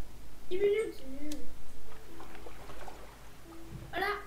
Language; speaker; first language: French; native; French